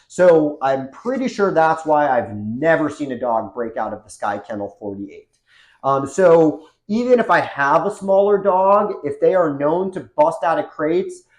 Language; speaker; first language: English; native; English